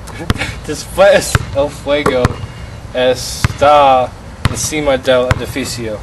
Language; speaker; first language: Spanish; non-native, learner; English